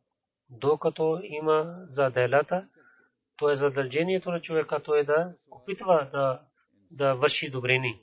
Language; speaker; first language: Bulgarian; non-native, learner; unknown